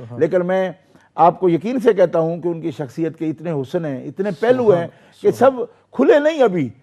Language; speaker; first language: Urdu; non-native, local second language; Punjabi